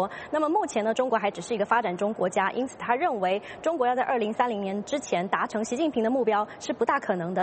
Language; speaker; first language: Chinese; native; Chinese